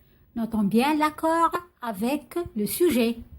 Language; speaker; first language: French; non-native, fluent; Arabic